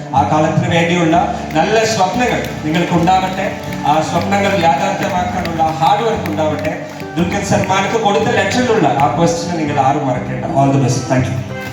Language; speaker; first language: Malayalam; non-native, local second language; Tamil